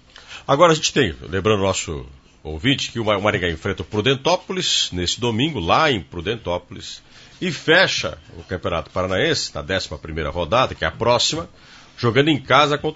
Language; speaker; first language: Portuguese; native; Portuguese